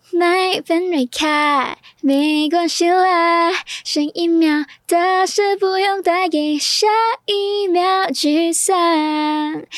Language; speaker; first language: Chinese; non-native, fluent; Thai